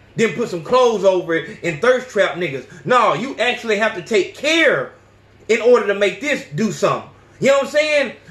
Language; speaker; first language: English; native; English